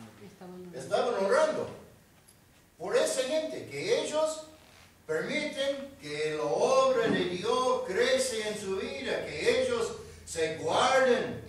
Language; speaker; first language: Spanish; non-native, fluent; English